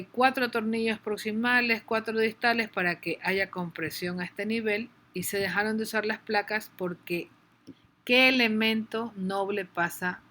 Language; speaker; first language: Spanish; native; Spanish